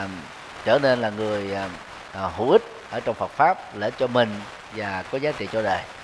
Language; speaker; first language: Vietnamese; native; Vietnamese